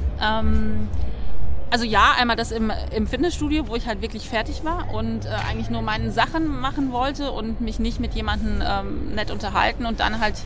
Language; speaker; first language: German; native; German